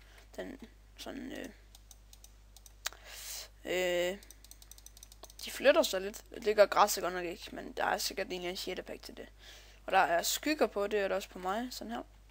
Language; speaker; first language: Danish; native; Danish